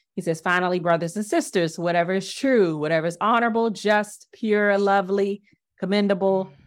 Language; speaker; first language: English; native; English